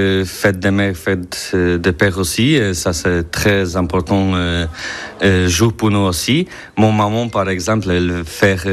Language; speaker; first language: French; non-native, learner; Polish